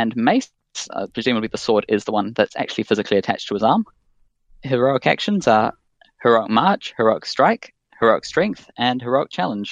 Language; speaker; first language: English; native; English